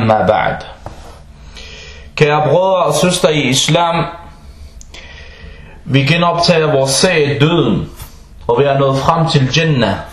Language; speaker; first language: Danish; non-native, fluent; Arabic